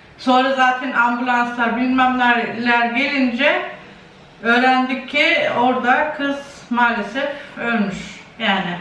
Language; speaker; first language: Turkish; early bilingual, heritage; Turkish